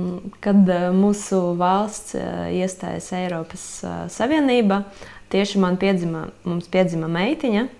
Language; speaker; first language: Latvian; non-native, local second language; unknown